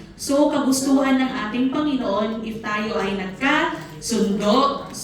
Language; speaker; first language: Filipino; non-native, local second language; Cebuano